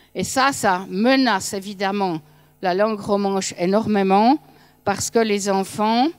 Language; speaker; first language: French; native; French